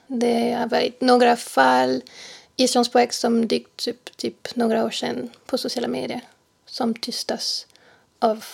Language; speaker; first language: Swedish; non-native, fluent; French